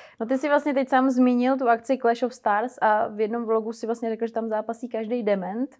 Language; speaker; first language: Czech; native; Czech